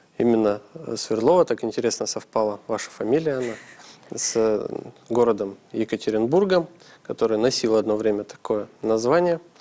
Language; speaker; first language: Russian; native; Russian